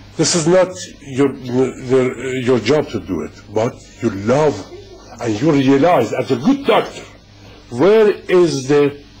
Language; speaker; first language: English; non-native, fluent; Persian